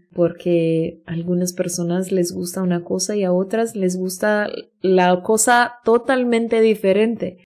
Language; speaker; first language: Spanish; non-native, fluent; Portuguese